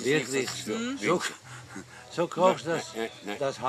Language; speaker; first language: German; non-native, learner; Dutch